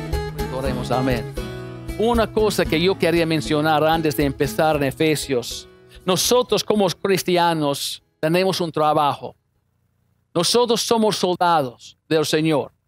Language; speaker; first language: Spanish; non-native, fluent; English